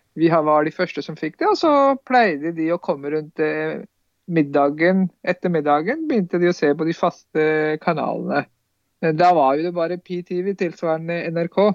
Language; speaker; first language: Norwegian; early bilingual, other home language; Punjabi